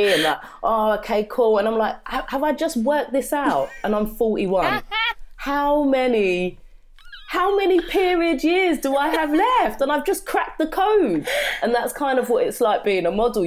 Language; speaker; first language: English; native; English